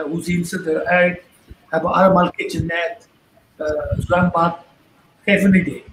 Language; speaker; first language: Dutch; non-native, local second language; Papiamento